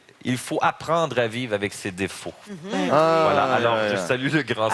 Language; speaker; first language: French; native; French